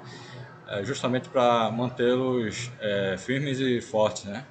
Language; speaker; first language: Portuguese; native; Portuguese